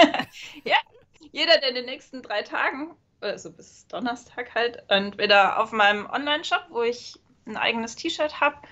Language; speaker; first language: German; native; German